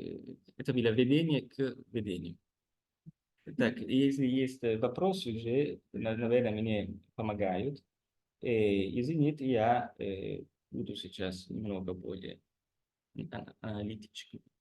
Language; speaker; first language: Russian; non-native, fluent; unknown